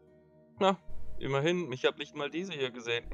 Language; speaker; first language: German; native; German